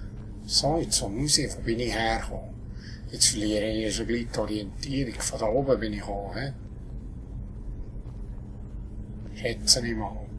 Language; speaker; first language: German; native; German